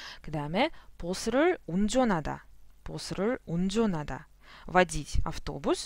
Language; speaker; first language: Korean; non-native, fluent; Russian